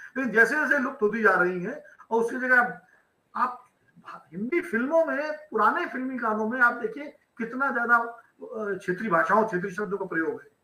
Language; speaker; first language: Hindi; native; Hindi